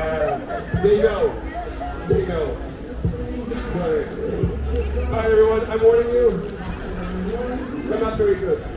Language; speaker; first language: English; native; English